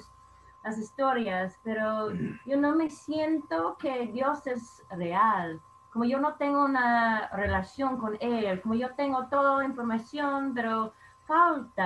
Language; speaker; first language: Spanish; non-native, fluent; English